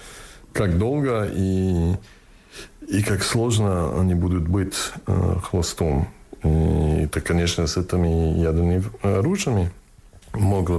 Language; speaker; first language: Russian; non-native, fluent; English